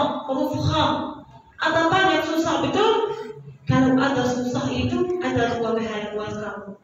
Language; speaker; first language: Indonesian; non-native, learner; Arabic